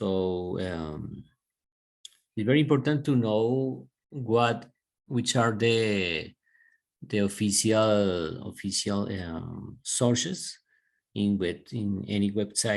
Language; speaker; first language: English; non-native, learner; Spanish